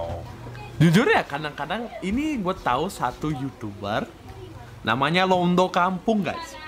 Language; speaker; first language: Indonesian; non-native, fluent; Russian